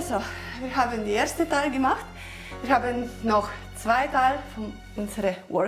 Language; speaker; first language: German; non-native, learner; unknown